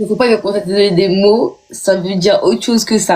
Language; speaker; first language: French; native; French